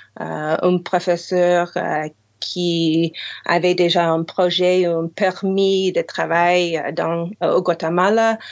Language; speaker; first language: French; non-native, fluent; English